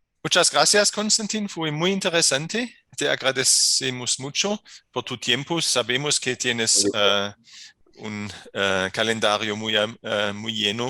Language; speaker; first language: Spanish; non-native, fluent; German